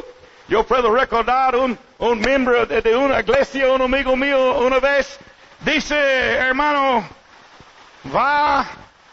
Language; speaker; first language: Spanish; non-native, learner; English